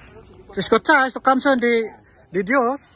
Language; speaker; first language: Spanish; non-native, learner; Filipino